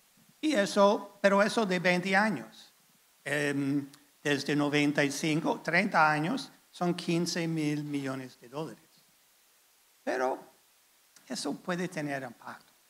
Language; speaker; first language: Spanish; non-native, fluent; English